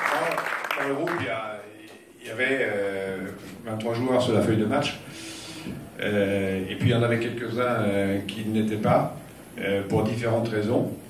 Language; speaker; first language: French; native; French